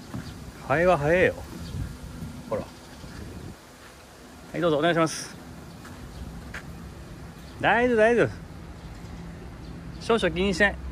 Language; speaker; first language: Japanese; native; Japanese